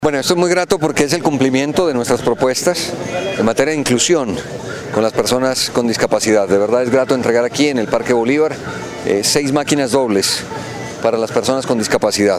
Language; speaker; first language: Spanish; native; Spanish